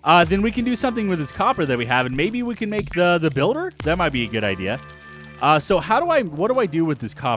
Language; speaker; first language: English; native; English